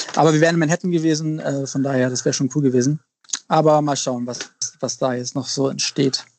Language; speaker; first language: German; native; German